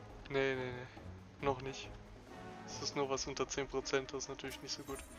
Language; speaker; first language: German; native; German